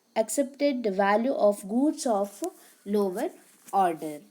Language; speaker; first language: English; non-native, local second language; Kannada